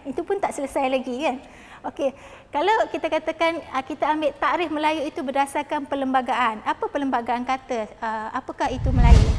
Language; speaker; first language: Malay; native; Malay